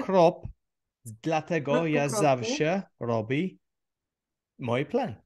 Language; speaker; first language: Polish; non-native, learner; English